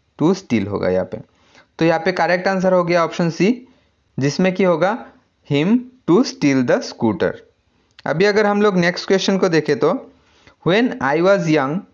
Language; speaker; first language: Hindi; non-native, local second language; Assamese